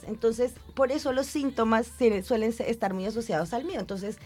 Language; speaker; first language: Spanish; native; Spanish